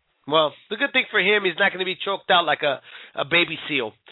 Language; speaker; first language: English; early bilingual, other home language; Spanish